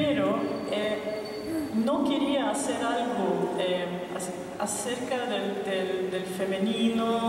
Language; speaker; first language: Spanish; non-native, local second language; Portuguese